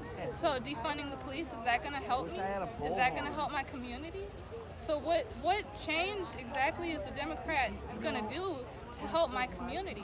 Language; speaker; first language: English; native; English